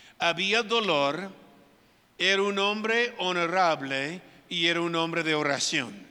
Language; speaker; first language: Spanish; non-native, fluent; English